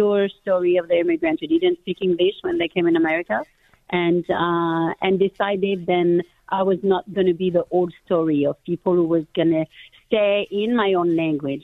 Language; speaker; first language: English; non-native, fluent; French